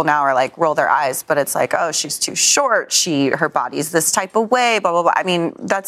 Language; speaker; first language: English; native; English